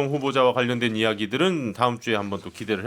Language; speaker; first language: Korean; native; Korean